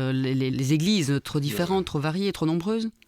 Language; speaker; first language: French; native; French